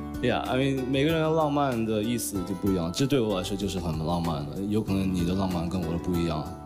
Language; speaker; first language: Chinese; early bilingual, heritage; Chinese